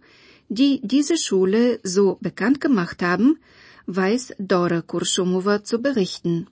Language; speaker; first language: German; non-native, fluent; Bulgarian